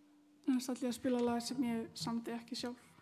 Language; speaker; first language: Icelandic; native; Icelandic